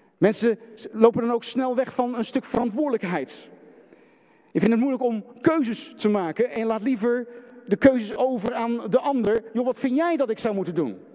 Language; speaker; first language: Dutch; native; Dutch